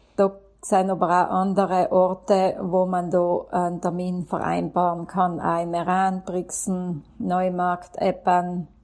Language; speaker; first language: German; native; German